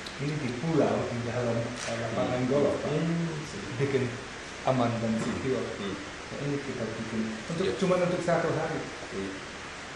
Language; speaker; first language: Indonesian; non-native, fluent; English